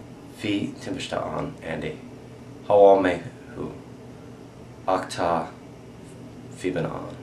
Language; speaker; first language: Irish; non-native, learner; English